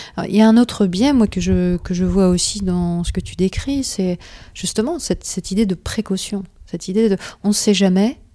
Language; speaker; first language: French; native; French